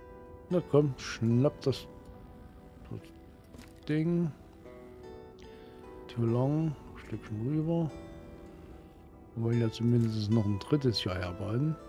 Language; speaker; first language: German; native; German